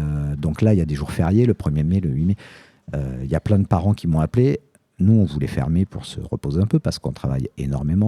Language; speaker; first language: French; native; French